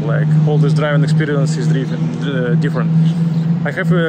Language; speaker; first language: English; non-native, fluent; Russian